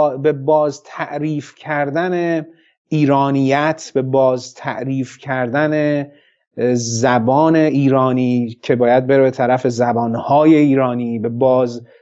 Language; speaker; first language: Persian; non-native, local second language; Central Kurdish